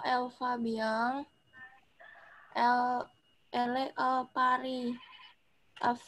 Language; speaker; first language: French; non-native, learner; Indonesian